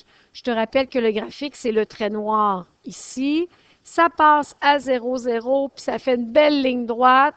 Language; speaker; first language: French; native; French